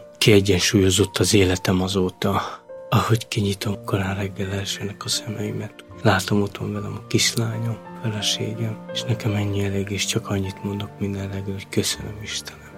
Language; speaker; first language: Hungarian; non-native, local second language; Romany